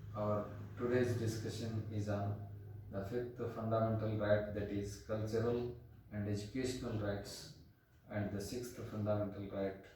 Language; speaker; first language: English; non-native, local second language; Kannada